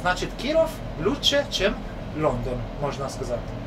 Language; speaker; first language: Russian; non-native, learner; Italian